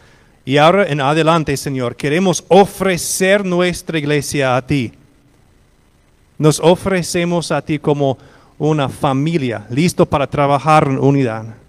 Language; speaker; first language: Spanish; non-native, fluent; English